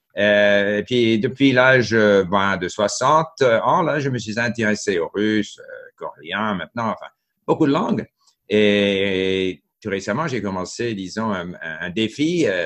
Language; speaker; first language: French; non-native, local second language; English